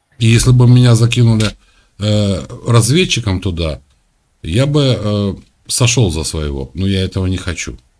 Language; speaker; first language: Russian; native; Russian